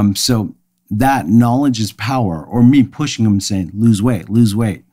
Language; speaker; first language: English; native; English